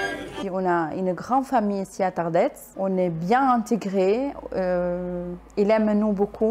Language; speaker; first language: French; non-native, learner; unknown